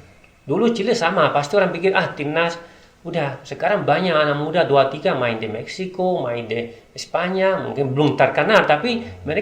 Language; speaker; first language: Indonesian; non-native, learner; Spanish